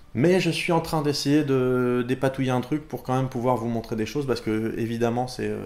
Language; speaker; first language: French; native; French